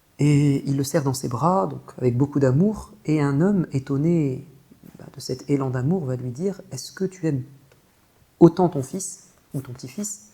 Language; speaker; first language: French; native; French